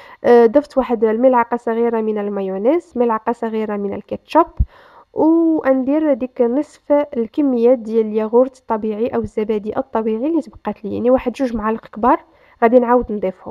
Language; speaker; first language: Arabic; native; Arabic